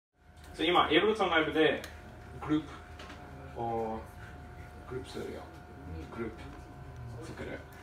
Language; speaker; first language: Japanese; non-native, learner; English